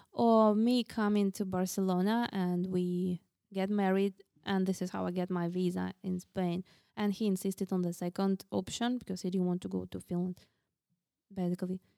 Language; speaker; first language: English; non-native, fluent; Russian